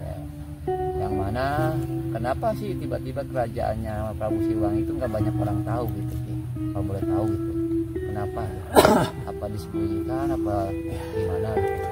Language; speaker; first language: Indonesian; native; Indonesian